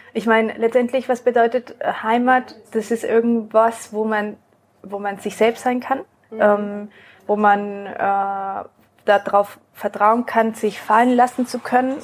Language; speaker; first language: German; early bilingual, other home language; Spanish